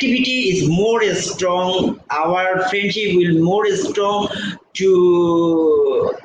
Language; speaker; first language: English; non-native, fluent; Bangla